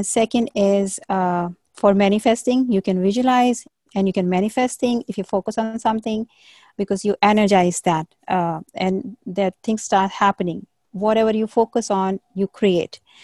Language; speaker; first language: English; non-native, local second language; Hindi